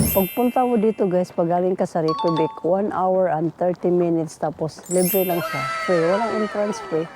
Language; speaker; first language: Filipino; non-native, local second language; Cebuano